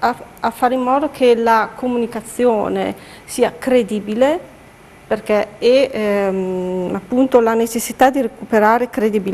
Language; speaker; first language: Italian; native; Italian